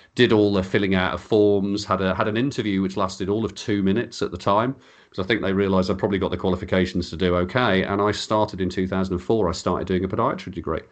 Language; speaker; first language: English; native; English